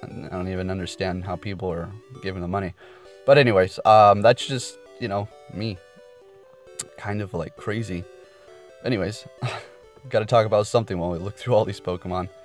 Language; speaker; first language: English; native; English